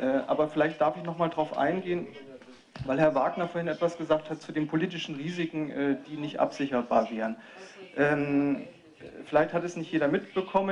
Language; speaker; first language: German; native; German